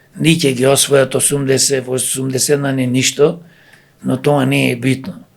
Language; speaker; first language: Macedonian; native; Macedonian